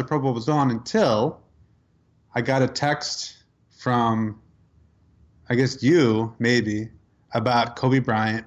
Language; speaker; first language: English; native; English